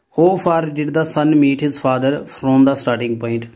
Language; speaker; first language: English; non-native, local second language; Punjabi